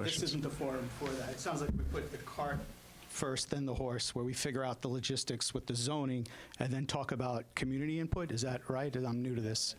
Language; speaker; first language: English; native; English